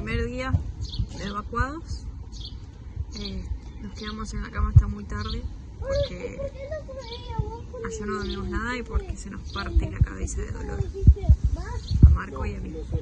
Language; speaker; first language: Spanish; native; Spanish